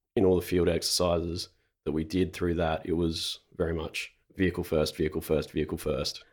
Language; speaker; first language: English; native; English